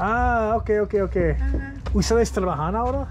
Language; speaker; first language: Spanish; non-native, learner; English